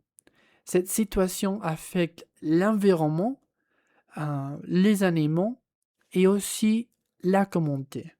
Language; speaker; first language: French; non-native, learner; Spanish